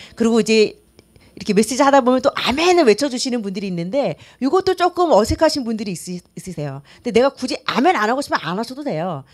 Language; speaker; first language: Korean; native; Korean